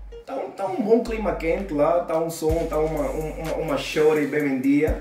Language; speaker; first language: Portuguese; native; Portuguese